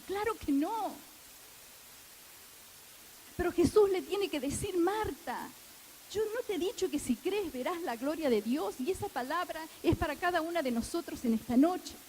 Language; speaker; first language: Spanish; native; Spanish